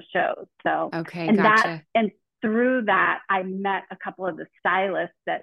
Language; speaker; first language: English; native; English